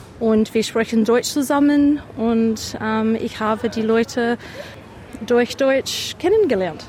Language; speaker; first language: German; non-native, fluent; English